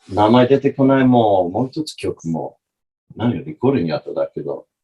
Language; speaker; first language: Japanese; non-native, learner; English